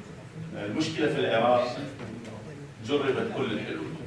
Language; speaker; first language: Arabic; native; Arabic